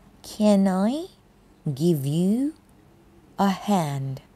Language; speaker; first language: English; non-native, fluent; Thai